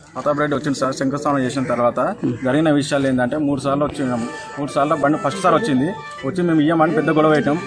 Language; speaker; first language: Telugu; native; Telugu